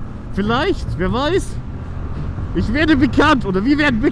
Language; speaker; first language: German; native; German